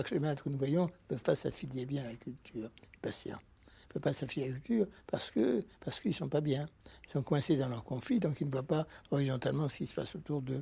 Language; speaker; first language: French; native; French